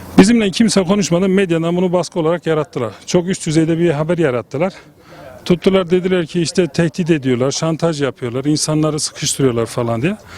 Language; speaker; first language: Turkish; early bilingual, heritage; Turkish